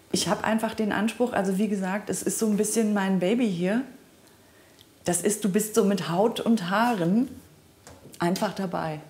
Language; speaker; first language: German; native; German